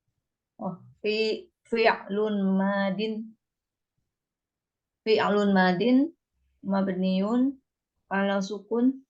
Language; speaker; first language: Arabic; non-native, learner; Indonesian